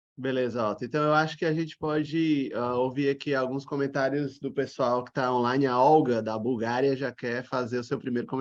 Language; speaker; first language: Portuguese; native; Portuguese